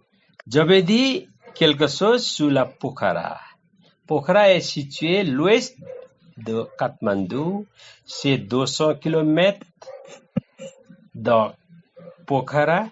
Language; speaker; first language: French; non-native, learner; Nepali